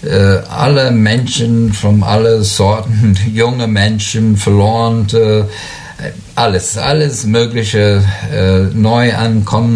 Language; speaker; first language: German; non-native, learner; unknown